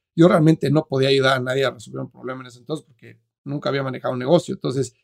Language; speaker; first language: Spanish; native; Spanish